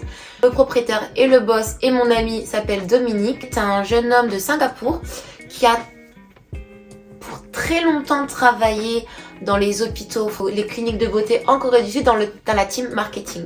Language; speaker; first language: French; native; French